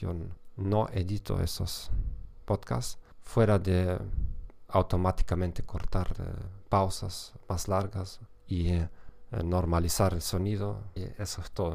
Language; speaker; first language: Spanish; non-native, fluent; German